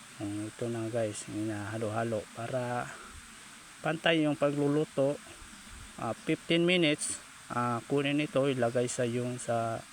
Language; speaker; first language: Filipino; non-native, local second language; Cebuano